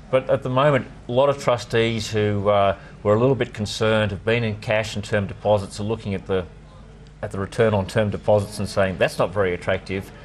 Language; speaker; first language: English; native; English